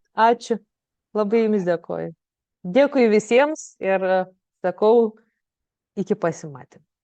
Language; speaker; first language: Lithuanian; native; Lithuanian